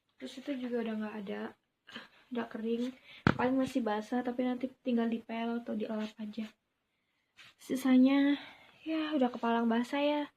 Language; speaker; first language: Indonesian; native; Indonesian